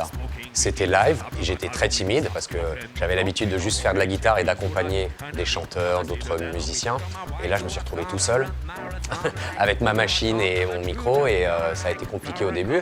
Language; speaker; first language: French; native; French